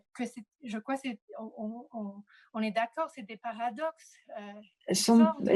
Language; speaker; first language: French; non-native, fluent; Spanish